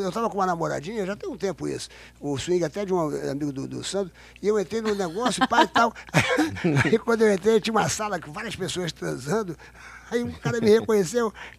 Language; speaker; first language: Portuguese; native; Portuguese